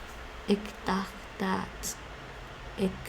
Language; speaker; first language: Dutch; non-native, learner; English